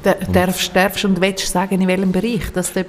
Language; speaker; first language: German; native; German